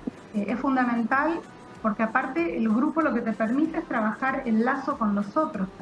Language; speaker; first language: Spanish; native; Spanish